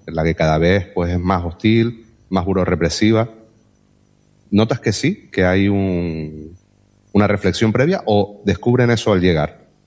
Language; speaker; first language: Spanish; native; Spanish